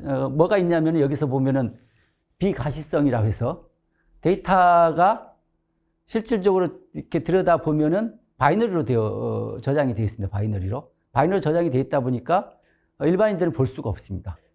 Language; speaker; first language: Korean; native; Korean